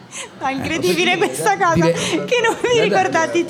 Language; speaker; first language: Italian; native; Italian